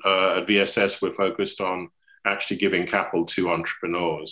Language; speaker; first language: English; native; English